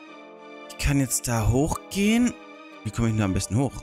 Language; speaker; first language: German; native; German